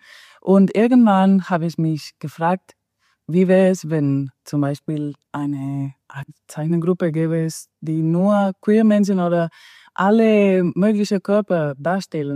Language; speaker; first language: German; non-native, fluent; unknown